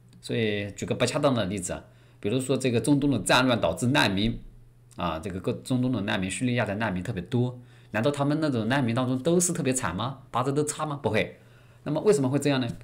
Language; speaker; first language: Chinese; native; Chinese